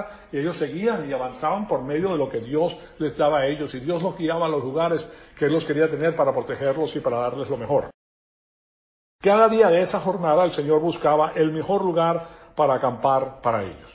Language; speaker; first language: Spanish; native; Spanish